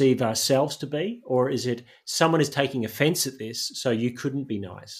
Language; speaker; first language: English; native; English